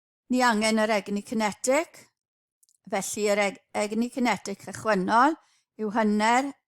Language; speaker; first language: Welsh; native; Welsh